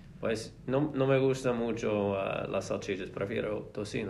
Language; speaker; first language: Spanish; non-native, fluent; English